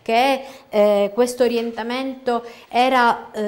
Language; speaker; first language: Italian; native; Italian